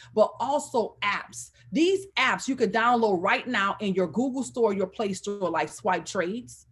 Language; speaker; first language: English; native; English